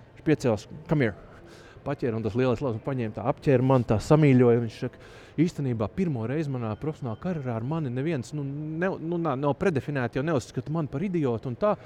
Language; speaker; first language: Latvian; native; Latvian